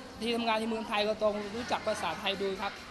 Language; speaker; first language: Thai; non-native, learner; Vietnamese